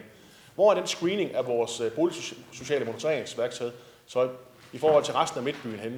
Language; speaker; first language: Danish; native; Danish